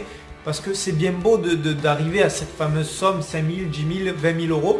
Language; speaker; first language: French; native; French